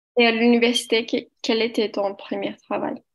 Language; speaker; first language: French; non-native, learner; Portuguese